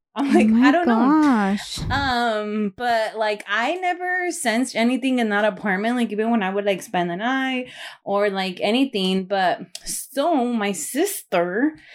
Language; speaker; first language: English; native; English